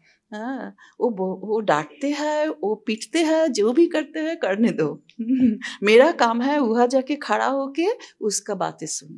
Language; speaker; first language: Hindi; non-native, learner; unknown